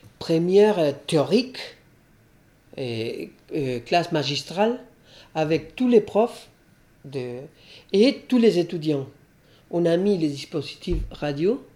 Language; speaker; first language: French; non-native, fluent; Spanish